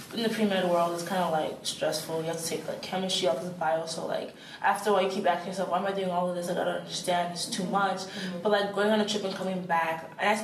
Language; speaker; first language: English; native; English